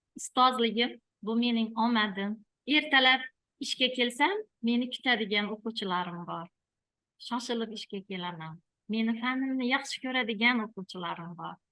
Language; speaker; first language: Uzbek; native; Uzbek